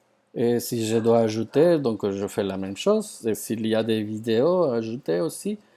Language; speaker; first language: French; non-native, fluent; Spanish